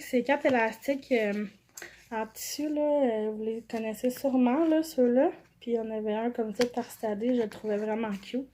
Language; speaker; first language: French; native; French